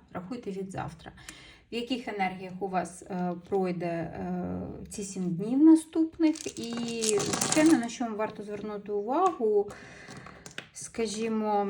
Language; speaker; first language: Ukrainian; non-native, local second language; Russian